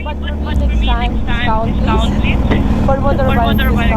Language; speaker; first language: English; non-native, learner; Russian